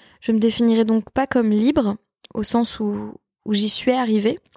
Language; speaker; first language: French; native; French